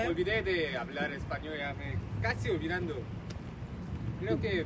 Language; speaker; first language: Spanish; non-native, learner; Korean